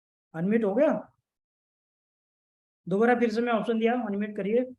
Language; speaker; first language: Hindi; native; Hindi